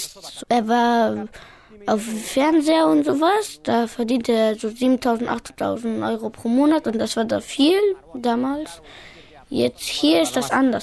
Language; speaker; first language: German; early bilingual, other home language; Pashto